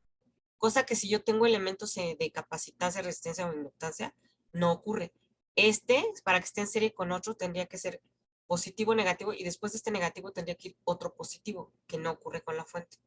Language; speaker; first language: Spanish; native; Spanish